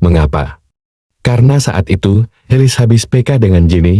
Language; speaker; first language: Indonesian; native; Indonesian